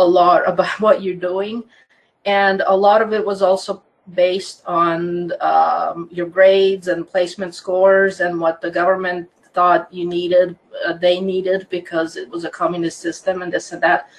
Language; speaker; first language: English; non-native, fluent; Croatian